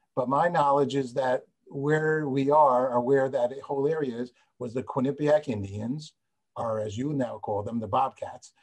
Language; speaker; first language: English; native; English